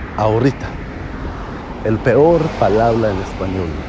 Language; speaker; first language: Spanish; non-native, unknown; Hebrew